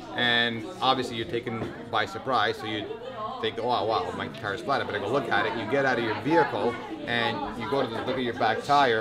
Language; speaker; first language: English; native; English